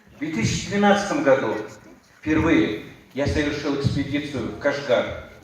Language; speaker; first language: Russian; non-native, local second language; Uyghur